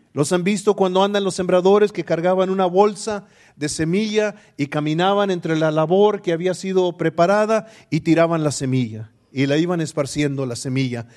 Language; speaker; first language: Spanish; early bilingual, heritage; English